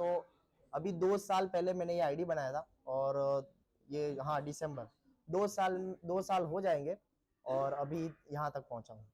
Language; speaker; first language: Hindi; non-native, local second language; Marathi